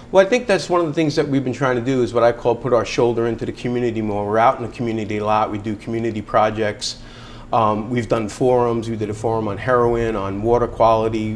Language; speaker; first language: English; native; English